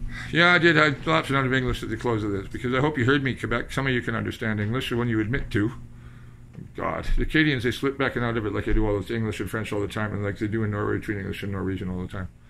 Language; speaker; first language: English; native; English